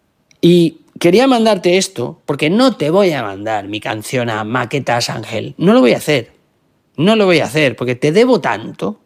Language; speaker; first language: Spanish; native; Spanish